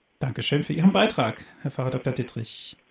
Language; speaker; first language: German; native; German